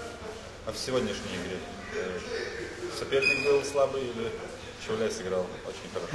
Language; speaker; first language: Russian; non-native, fluent; Lithuanian